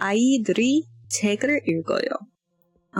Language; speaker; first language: Korean; non-native, learner; English